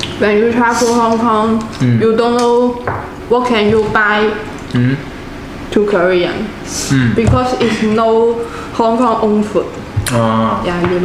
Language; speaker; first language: English; non-native, learner; Cantonese